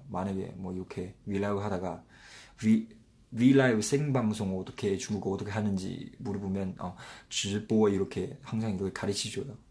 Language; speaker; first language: Korean; non-native, fluent; Chinese